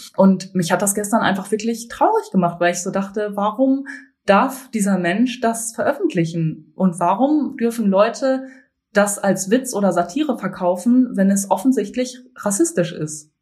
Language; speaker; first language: German; native; German